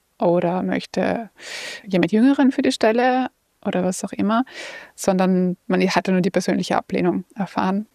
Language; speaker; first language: German; native; German